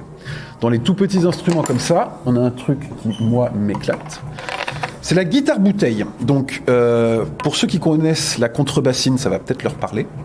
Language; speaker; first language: French; native; French